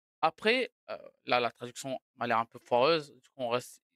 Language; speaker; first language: French; native; French